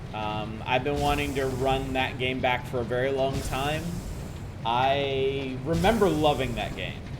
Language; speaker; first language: English; native; English